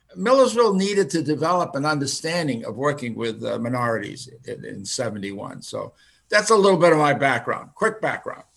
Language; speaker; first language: English; early bilingual, other home language; Finnish